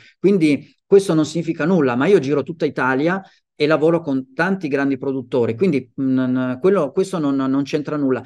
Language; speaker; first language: Italian; native; Italian